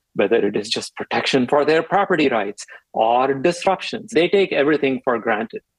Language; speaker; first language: English; non-native, local second language; Tamil